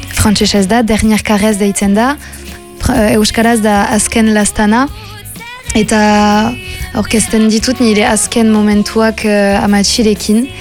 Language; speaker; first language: Basque; non-native, local second language; French